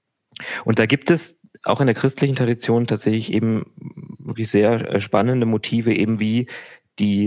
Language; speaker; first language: German; native; German